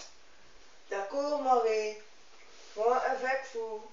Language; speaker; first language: French; non-native, learner; Dutch